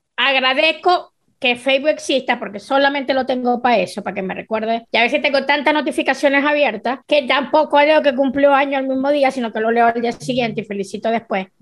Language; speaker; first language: Spanish; native; Spanish